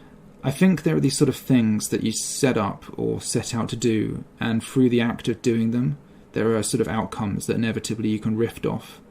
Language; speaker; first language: English; native; English